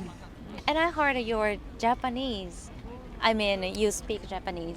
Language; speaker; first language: English; non-native, learner; Japanese